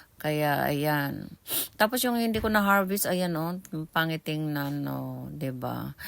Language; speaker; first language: Filipino; non-native, local second language; Cebuano